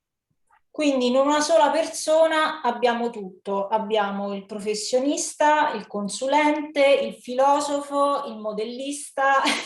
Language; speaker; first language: Italian; native; Italian